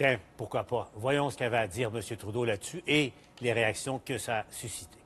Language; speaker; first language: French; native; French